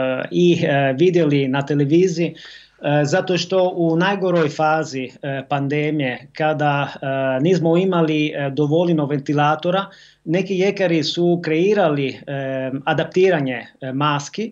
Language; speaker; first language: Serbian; non-native, fluent; Italian